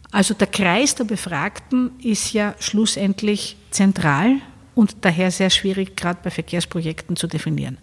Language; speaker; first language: German; non-native, fluent; Greek